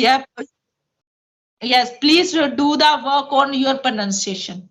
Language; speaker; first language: English; non-native, local second language; Hindi